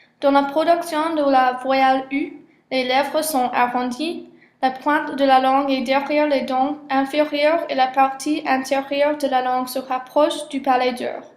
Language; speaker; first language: French; non-native, learner; English